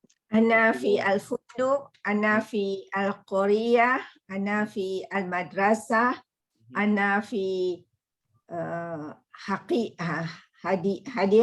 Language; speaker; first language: Arabic; non-native, learner; Malay